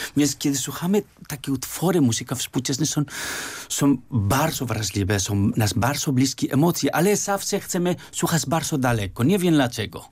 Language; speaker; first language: Polish; non-native, fluent; Spanish